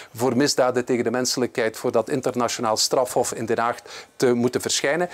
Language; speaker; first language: Dutch; native; Dutch